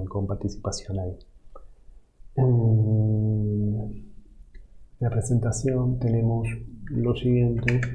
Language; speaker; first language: Spanish; native; Spanish